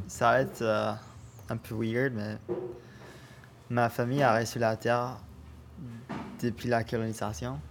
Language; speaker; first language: French; non-native, learner; Spanish